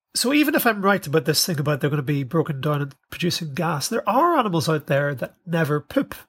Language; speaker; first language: English; native; English